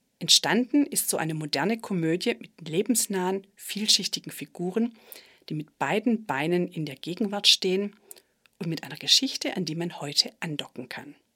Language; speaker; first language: German; native; German